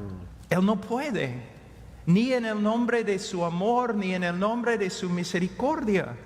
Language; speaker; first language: Spanish; non-native, fluent; English